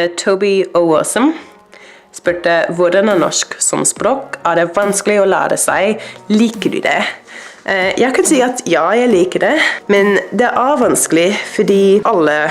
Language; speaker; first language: Norwegian; non-native, learner; English